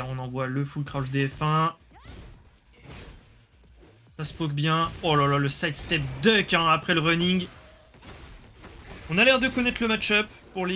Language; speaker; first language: French; native; French